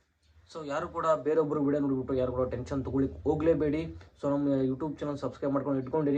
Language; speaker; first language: Kannada; native; Kannada